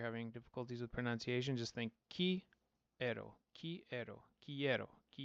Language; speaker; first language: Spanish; non-native, fluent; English